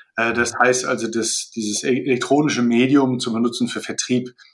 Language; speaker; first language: German; non-native, fluent; Malay